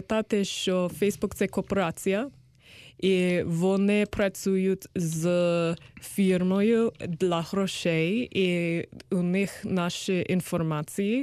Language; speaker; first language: Ukrainian; non-native, learner; English